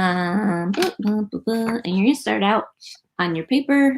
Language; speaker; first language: English; native; English